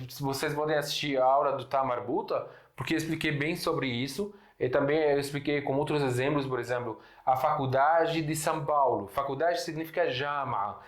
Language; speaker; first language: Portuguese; non-native, fluent; Arabic